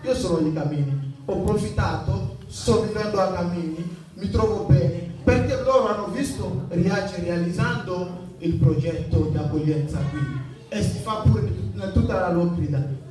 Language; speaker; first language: Italian; non-native, fluent; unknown